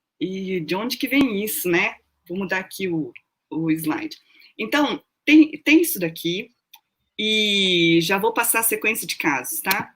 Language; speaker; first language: Portuguese; native; Portuguese